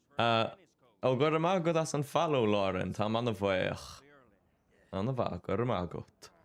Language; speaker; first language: Irish; native; Irish